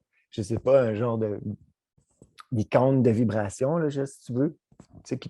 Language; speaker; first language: French; native; French